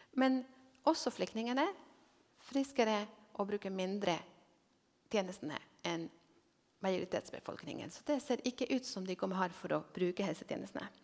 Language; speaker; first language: Norwegian; non-native, fluent; Spanish